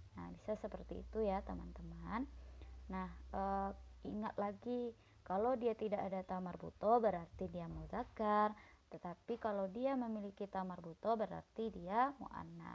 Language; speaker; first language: Indonesian; native; Indonesian